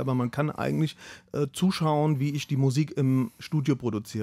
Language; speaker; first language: German; native; German